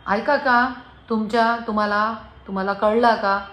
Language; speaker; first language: Marathi; non-native, local second language; Hindi